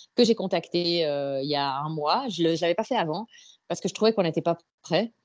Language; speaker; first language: French; native; French